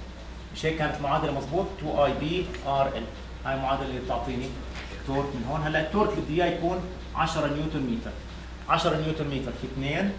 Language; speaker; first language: Arabic; native; Arabic